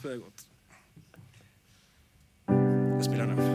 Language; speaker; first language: Norwegian; native; Norwegian